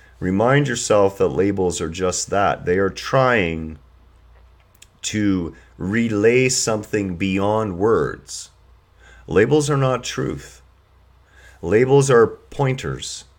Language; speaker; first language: English; native; English